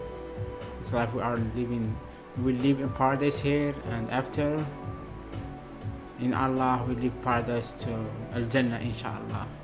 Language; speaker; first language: English; non-native, learner; Arabic